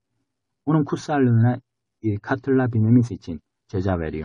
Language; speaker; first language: Turkish; non-native, fluent; Korean